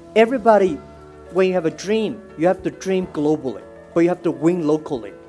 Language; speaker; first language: English; non-native, fluent; Chinese